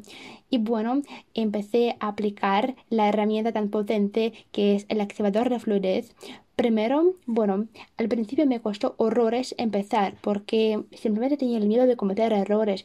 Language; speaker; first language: Spanish; non-native, fluent; Russian